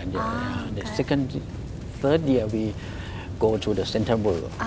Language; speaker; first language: English; non-native, learner; Thai